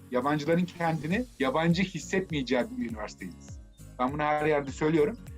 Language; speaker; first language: Turkish; native; Turkish